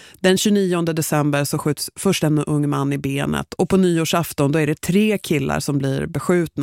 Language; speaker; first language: Swedish; native; Swedish